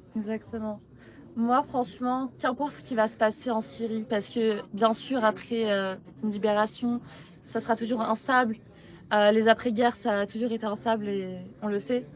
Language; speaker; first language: French; native; French